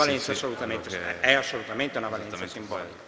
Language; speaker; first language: Italian; native; Italian